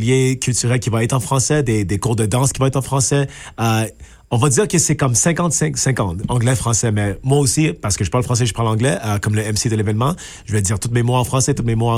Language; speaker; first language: French; native; French